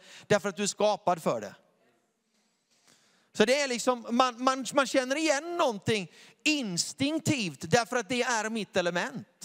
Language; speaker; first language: Swedish; native; Swedish